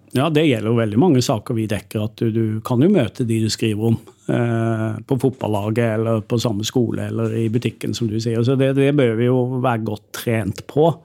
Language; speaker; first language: Norwegian; native; Norwegian